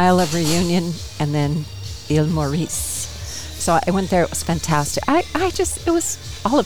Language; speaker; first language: English; native; English